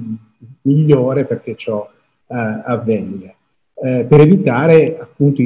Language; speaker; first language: Italian; native; Italian